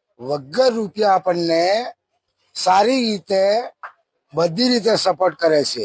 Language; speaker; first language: Gujarati; non-native, local second language; Rathawi